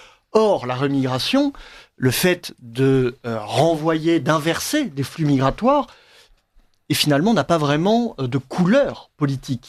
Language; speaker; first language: French; native; French